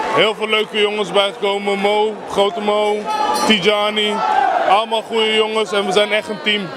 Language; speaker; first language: Dutch; native; Dutch